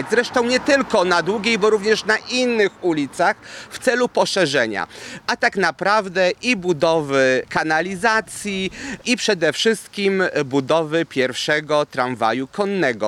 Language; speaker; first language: Polish; native; Polish